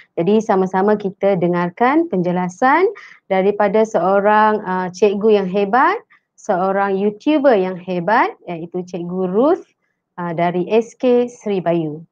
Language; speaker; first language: Malay; native; Malay